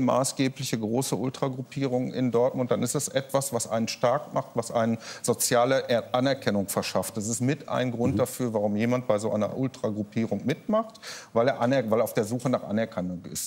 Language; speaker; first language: German; native; German